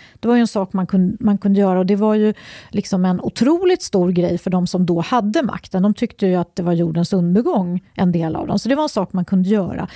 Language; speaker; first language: Swedish; native; Swedish